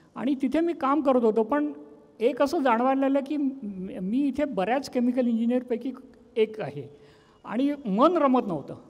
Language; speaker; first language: Marathi; native; Marathi